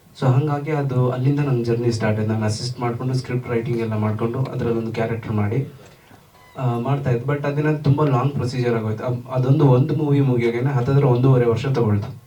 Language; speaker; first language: Kannada; native; Kannada